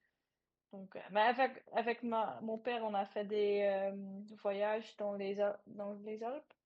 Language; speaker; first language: French; non-native, learner; Dutch